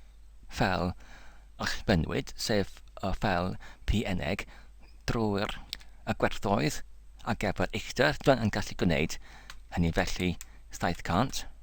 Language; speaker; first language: Welsh; non-native, learner; English